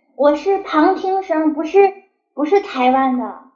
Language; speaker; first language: Chinese; native; Chinese